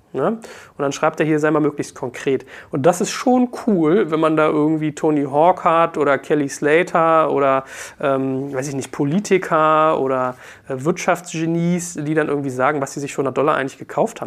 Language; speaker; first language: German; native; German